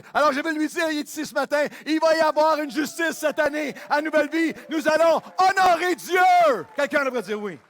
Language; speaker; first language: French; native; French